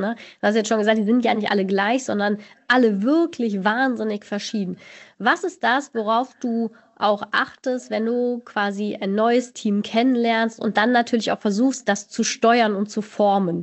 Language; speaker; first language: German; native; German